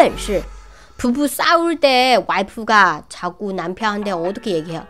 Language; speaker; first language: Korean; non-native, fluent; Chinese